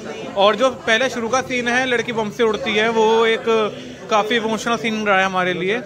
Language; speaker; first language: Hindi; native; Hindi